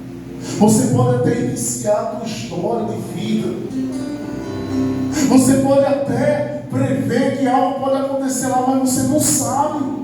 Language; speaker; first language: Portuguese; native; Portuguese